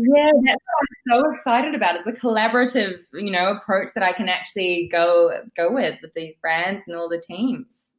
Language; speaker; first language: English; native; English